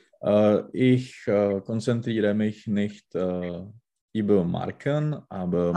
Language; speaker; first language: German; non-native, learner; Czech